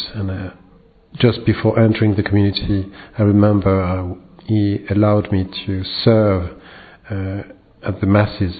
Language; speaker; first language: English; non-native, fluent; French